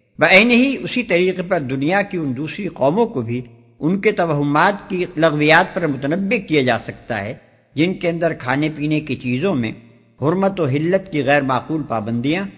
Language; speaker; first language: Urdu; native; Urdu